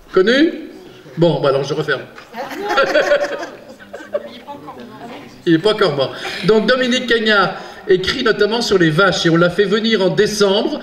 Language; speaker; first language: French; native; French